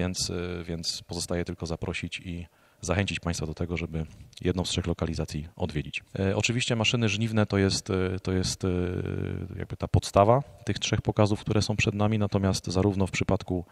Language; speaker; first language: Polish; native; Polish